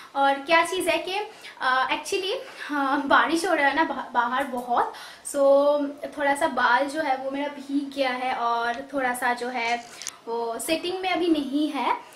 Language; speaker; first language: Hindi; non-native, local second language; Bangla